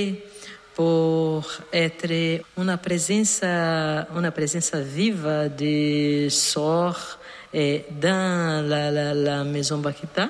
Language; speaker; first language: French; non-native, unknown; Portuguese